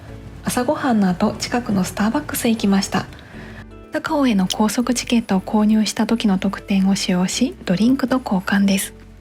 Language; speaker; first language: Japanese; native; Japanese